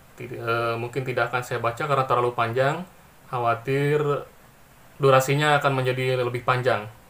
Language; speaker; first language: Indonesian; non-native, local second language; Sundanese